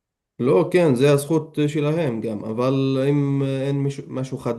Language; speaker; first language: Hebrew; non-native, local second language; Arabic